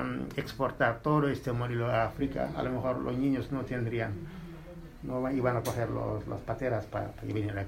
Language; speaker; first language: Spanish; non-native, fluent; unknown